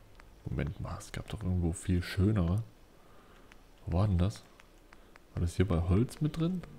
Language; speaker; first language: German; native; German